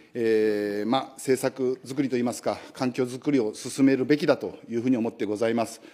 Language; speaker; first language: Japanese; native; Japanese